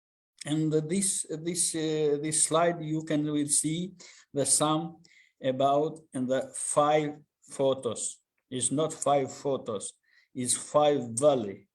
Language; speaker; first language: English; non-native, learner; Albanian